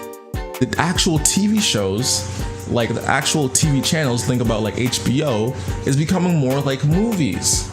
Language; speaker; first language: English; native; English